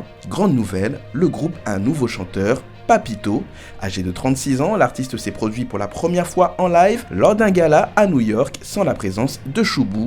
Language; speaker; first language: French; non-native, local second language; Haitian Creole